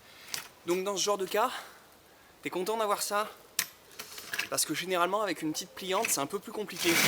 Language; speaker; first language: French; native; French